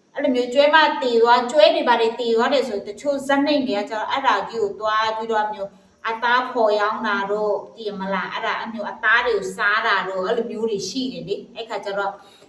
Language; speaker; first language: Burmese; non-native, local second language; Kachin